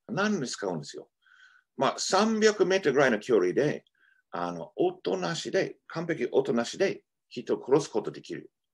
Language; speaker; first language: Japanese; non-native, fluent; English